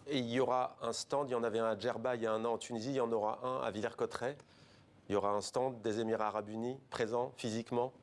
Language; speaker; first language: French; native; French